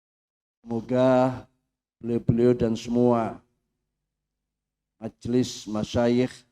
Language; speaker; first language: Indonesian; native; Indonesian